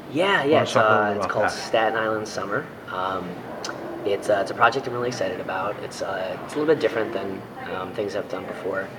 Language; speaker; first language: English; native; English